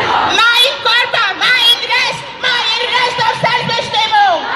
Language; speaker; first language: German; non-native, fluent; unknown